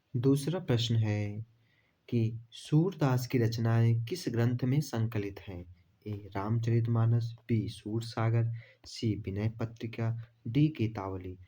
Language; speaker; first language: Hindi; native; Hindi